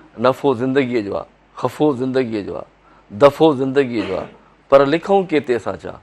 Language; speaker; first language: Sindhi; native; Sindhi